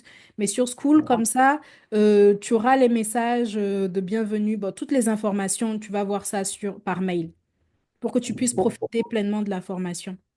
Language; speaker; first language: French; native; French